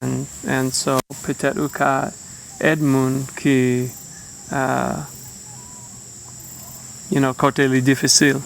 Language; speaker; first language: Haitian Creole; non-native, learner; English